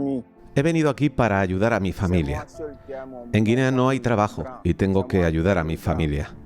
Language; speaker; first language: Spanish; native; Spanish